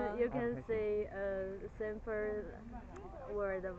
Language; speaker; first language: English; non-native, learner; Chinese